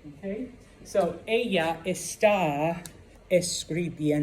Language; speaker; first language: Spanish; non-native, fluent; English